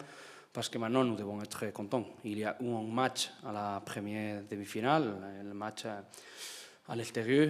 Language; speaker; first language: French; non-native, learner; Spanish